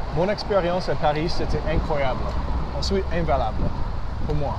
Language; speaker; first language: French; early bilingual, heritage; English